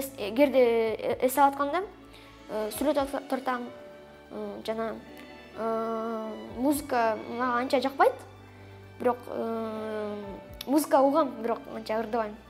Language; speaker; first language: Kyrgyz; non-native, local second language; Russian